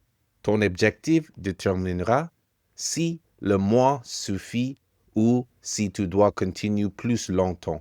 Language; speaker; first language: French; non-native, fluent; English